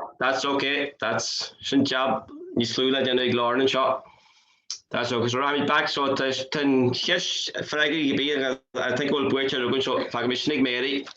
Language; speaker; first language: Irish; native; Irish